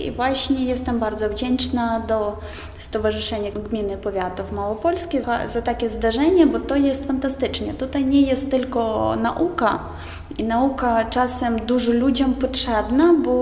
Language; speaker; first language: Polish; non-native, fluent; Ukrainian